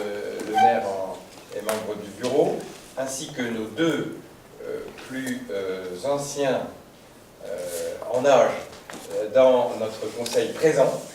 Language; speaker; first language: French; native; French